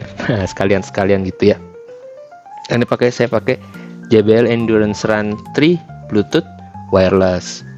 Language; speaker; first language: Indonesian; native; Indonesian